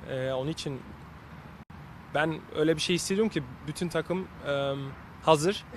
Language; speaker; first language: Turkish; early bilingual, heritage; Turkish